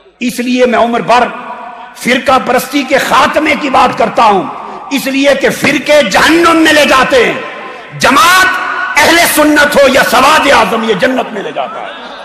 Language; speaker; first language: Urdu; native; Urdu